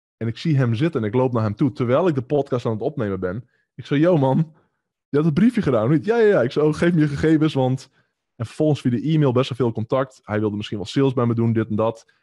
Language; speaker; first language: Dutch; native; Dutch